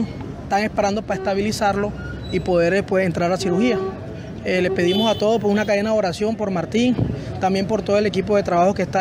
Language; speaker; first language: Spanish; native; Spanish